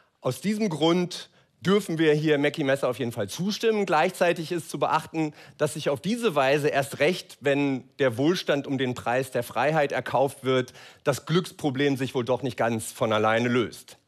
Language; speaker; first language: German; native; German